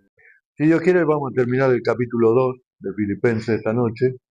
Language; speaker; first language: Spanish; native; Spanish